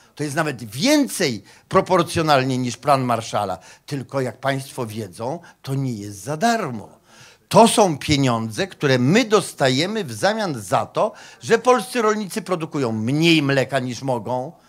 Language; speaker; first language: Polish; native; Polish